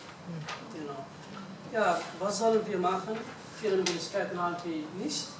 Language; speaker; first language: German; non-native, fluent; Arabic